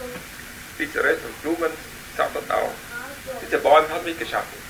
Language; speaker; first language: German; non-native, learner; Vietnamese